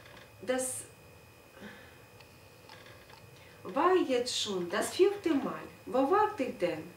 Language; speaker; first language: German; non-native, learner; Russian